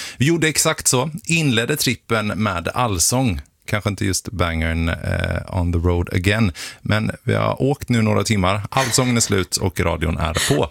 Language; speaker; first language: Swedish; native; Swedish